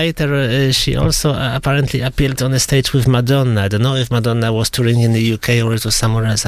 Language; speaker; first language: English; non-native, fluent; Polish